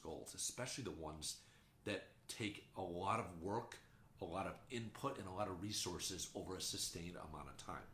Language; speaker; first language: English; native; English